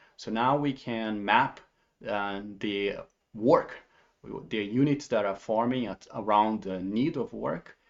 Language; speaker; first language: English; non-native, fluent; Portuguese